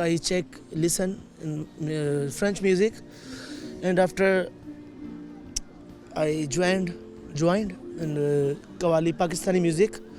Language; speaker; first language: English; non-native, learner; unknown